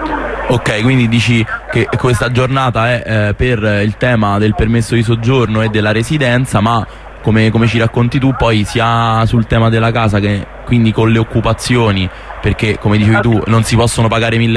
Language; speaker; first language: Italian; native; Italian